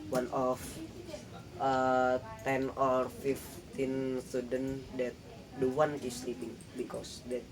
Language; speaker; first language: English; non-native, learner; Indonesian